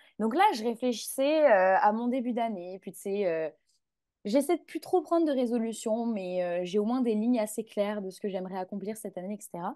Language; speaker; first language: French; native; French